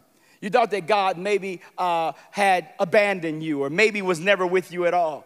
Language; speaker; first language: English; native; English